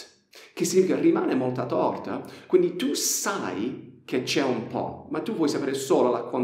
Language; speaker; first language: Italian; non-native, fluent; English